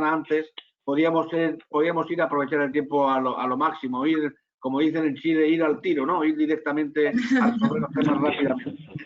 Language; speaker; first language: Spanish; native; Spanish